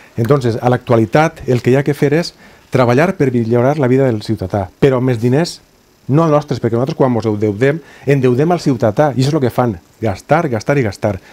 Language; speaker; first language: Catalan; native; Catalan